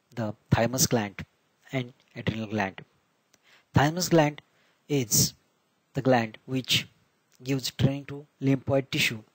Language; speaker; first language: English; non-native, local second language; Marathi